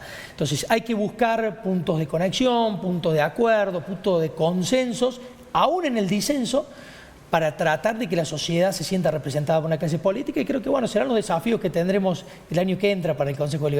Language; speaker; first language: Spanish; native; Spanish